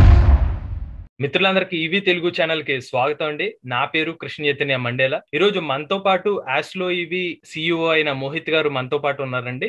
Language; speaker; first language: Telugu; native; Telugu